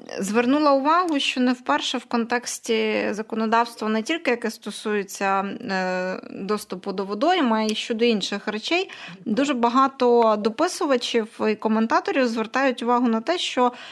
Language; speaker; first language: Ukrainian; native; Ukrainian